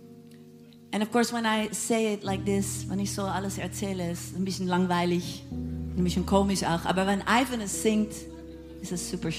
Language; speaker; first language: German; non-native, fluent; Dutch